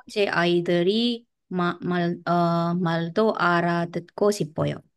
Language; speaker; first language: Korean; non-native, learner; Indonesian